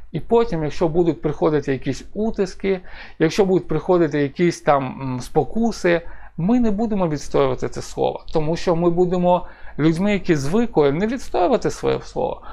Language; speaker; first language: Ukrainian; non-native, local second language; Russian